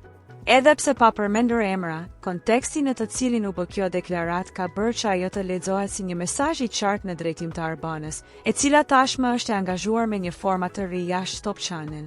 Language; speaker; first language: Albanian; native; Albanian